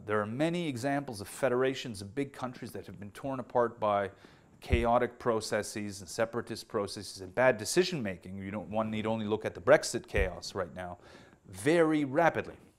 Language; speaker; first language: English; native; English